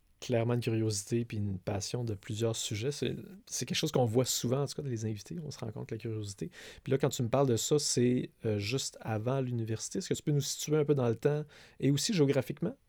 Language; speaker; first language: French; native; French